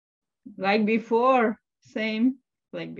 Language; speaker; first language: English; non-native, fluent; Russian